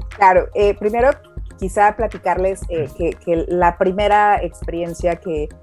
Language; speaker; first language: Spanish; native; Spanish